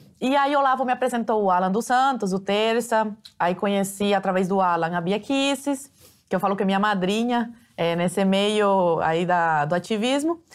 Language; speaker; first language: Portuguese; early bilingual, other home language; Spanish